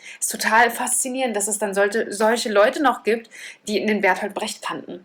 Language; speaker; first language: German; native; German